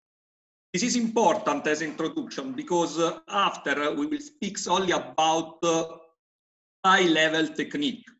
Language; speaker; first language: English; non-native, fluent; Italian